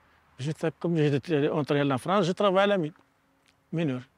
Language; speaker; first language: French; non-native, learner; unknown